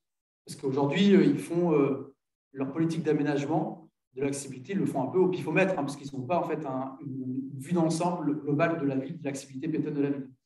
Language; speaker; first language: French; native; French